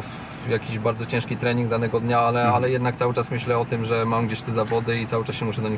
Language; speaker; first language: Polish; native; Polish